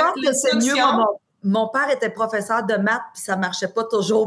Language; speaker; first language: French; native; French